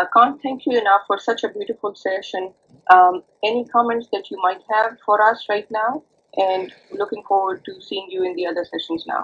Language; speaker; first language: English; non-native, local second language; Urdu